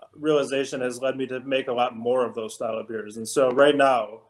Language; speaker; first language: English; native; English